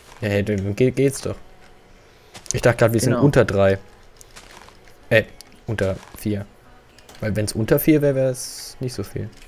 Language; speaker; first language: German; native; German